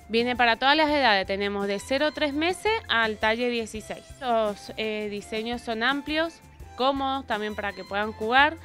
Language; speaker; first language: Spanish; native; Spanish